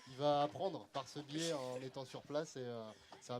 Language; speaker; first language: French; native; French